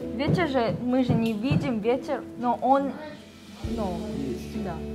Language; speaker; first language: Russian; non-native, learner; Korean